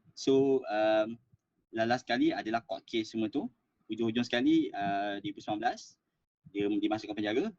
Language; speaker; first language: Malay; native; Malay